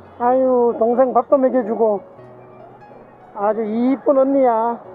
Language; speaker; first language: Korean; native; Korean